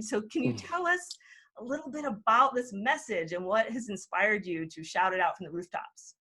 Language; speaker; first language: English; native; English